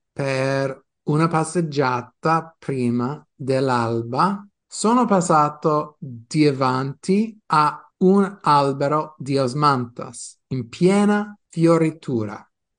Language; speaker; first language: Italian; non-native, fluent; English